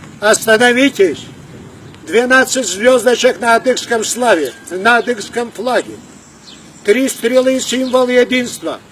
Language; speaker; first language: Russian; non-native, local second language; Adyghe